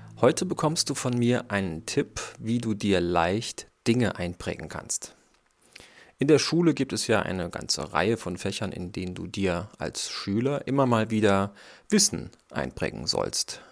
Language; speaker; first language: German; native; German